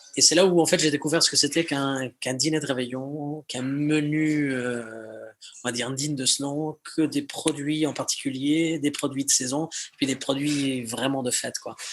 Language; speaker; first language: French; early bilingual, heritage; French